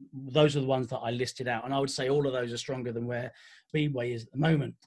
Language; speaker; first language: English; native; English